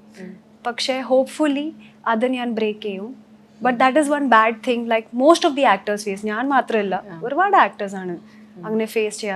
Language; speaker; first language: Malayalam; non-native, local second language; Hindi